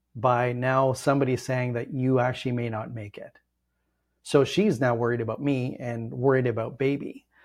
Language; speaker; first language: English; native; English